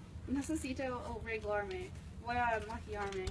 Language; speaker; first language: Spanish; non-native, learner; English